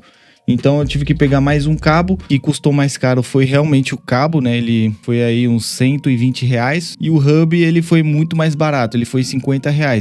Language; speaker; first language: Portuguese; native; Portuguese